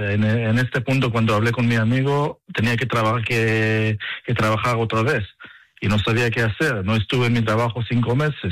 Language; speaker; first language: Spanish; early bilingual, heritage; Spanish